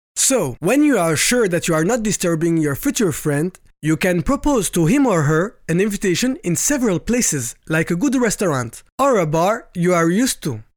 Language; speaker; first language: English; non-native, fluent; French